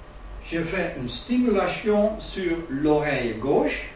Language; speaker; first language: French; non-native, learner; Dutch